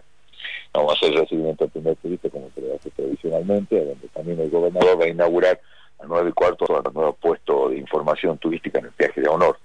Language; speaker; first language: Spanish; native; Spanish